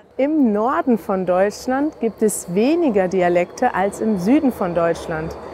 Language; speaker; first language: German; native; German